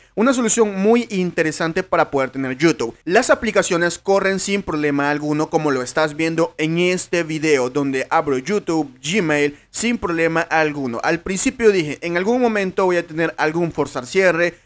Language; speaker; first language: Spanish; native; Spanish